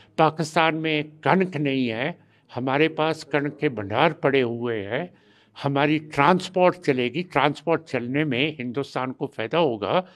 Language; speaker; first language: Hindi; non-native, local second language; Punjabi